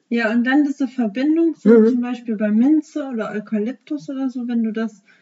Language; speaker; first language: German; native; German